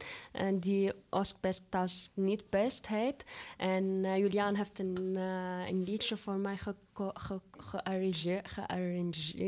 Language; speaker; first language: Dutch; non-native, fluent; Arabic